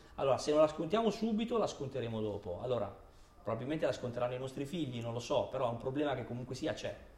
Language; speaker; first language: Italian; native; Italian